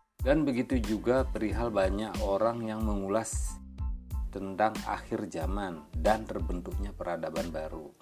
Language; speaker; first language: Indonesian; native; Indonesian